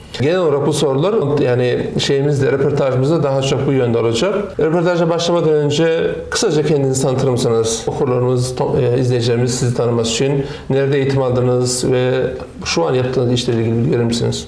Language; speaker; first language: Turkish; non-native, fluent; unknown